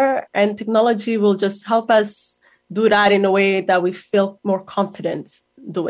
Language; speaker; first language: English; non-native, local second language; Kinyarwanda